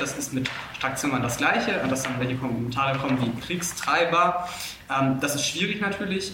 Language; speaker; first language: German; native; German